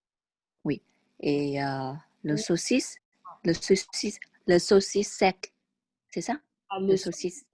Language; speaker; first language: French; non-native, learner; Vietnamese